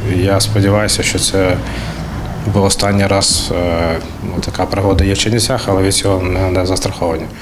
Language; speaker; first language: Ukrainian; native; Ukrainian